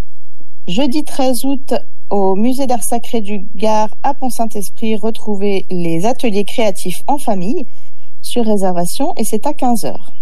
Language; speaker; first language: French; native; French